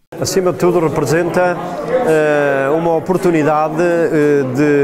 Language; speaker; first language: Portuguese; native; Portuguese